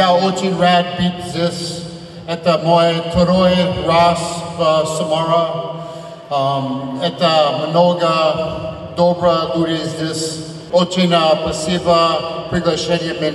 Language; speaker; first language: Russian; non-native, learner; English